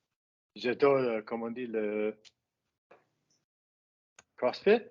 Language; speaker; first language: French; non-native, learner; English